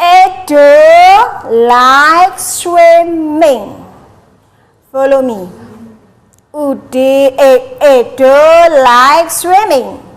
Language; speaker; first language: English; non-native, learner; Indonesian